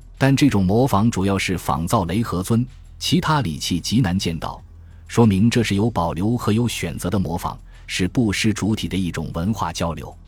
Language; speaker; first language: Chinese; native; Chinese